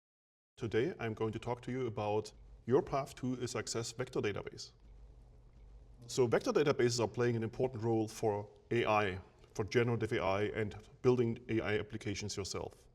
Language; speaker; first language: English; non-native, fluent; German